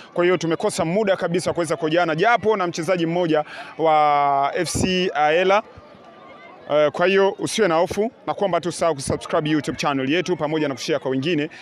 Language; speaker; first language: Swahili; native; Swahili